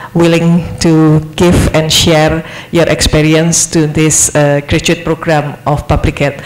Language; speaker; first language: English; non-native, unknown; Indonesian